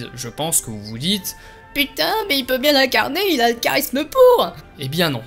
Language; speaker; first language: French; native; French